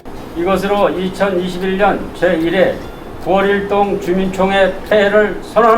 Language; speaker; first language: Korean; native; Korean